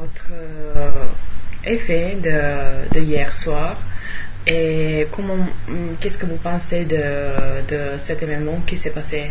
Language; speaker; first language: French; non-native, learner; Serbian